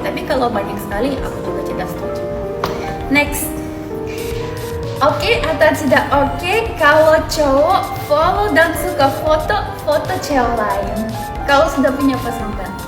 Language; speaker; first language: Indonesian; non-native, learner; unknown